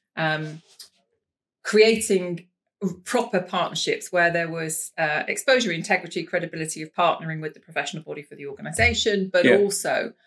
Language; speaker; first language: English; native; English